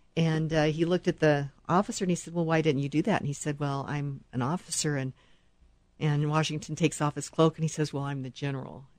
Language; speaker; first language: English; native; English